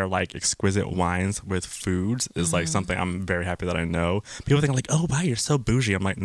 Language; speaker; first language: English; native; English